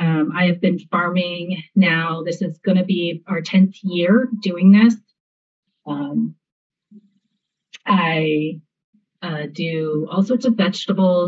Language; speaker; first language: English; native; English